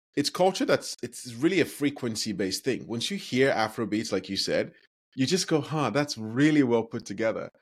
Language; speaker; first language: English; non-native, local second language; Yoruba